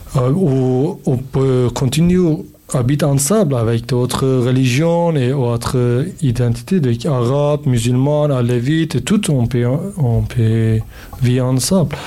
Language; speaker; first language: French; non-native, learner; Kurdish